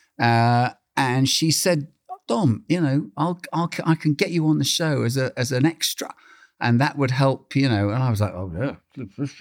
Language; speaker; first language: English; native; English